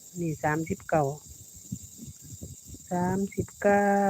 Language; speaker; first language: Thai; non-native, local second language; Northeastern Thai